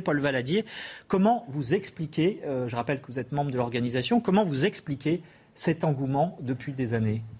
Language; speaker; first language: French; native; French